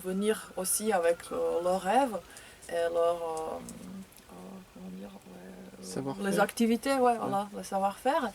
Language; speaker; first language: French; non-native, fluent; Croatian